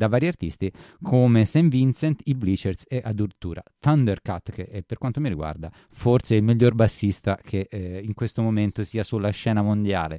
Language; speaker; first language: Italian; native; Italian